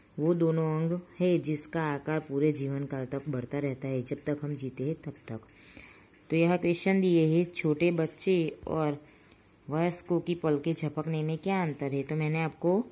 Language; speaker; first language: Hindi; non-native, local second language; Gujarati